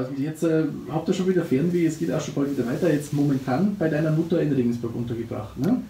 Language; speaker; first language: German; native; German